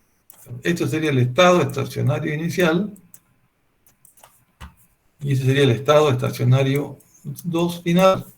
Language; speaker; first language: Spanish; native; Spanish